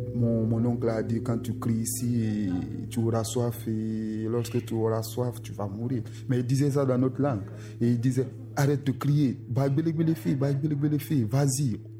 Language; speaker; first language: French; non-native, local second language; Susu